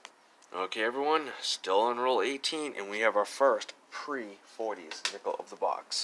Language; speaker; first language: English; native; English